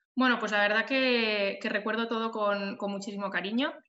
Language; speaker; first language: Spanish; native; Spanish